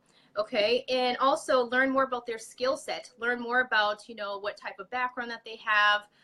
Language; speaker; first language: English; native; English